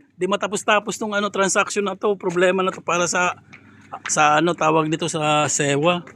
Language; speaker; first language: Filipino; non-native, local second language; Waray